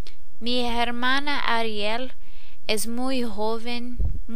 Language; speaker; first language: Spanish; non-native, learner; English